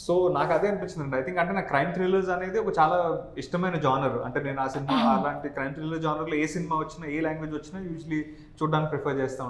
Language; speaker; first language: Telugu; native; Telugu